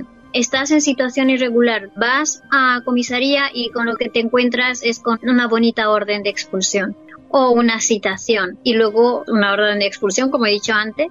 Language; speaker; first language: Spanish; native; Spanish